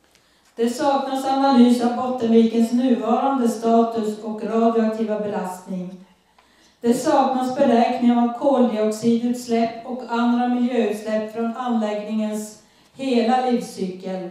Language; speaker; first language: Swedish; native; Swedish